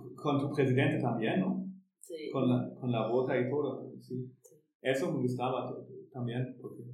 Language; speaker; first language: Spanish; non-native, learner; German